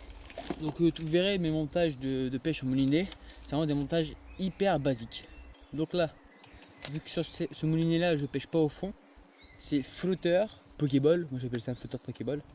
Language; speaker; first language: French; native; French